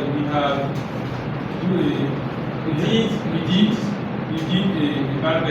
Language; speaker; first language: English; non-native, learner; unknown